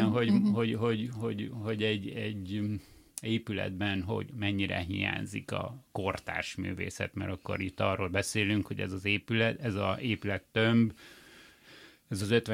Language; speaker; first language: Hungarian; early bilingual, heritage; Hungarian